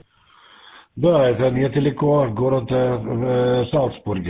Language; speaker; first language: Russian; non-native, learner; German